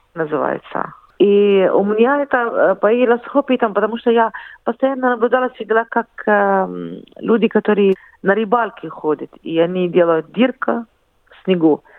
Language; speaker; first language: Russian; non-native, fluent; Arabic